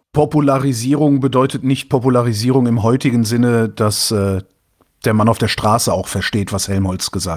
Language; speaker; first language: German; native; German